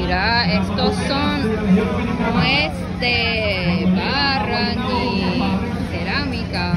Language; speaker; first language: Spanish; non-native, learner; Japanese